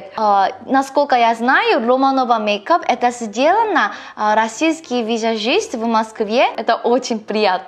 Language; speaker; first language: Russian; non-native, learner; Korean